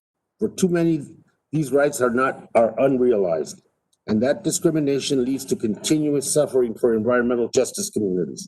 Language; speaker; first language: English; native; English